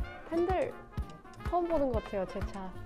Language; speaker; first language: Korean; non-native, fluent; Thai